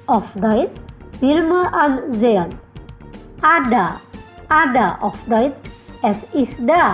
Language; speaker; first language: German; non-native, fluent; Indonesian